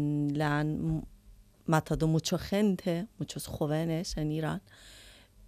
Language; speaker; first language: Spanish; non-native, learner; Persian